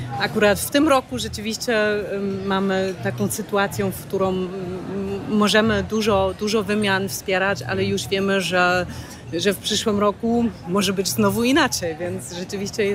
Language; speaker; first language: Polish; non-native, fluent; German